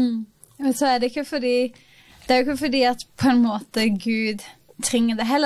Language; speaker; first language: Norwegian; native; Norwegian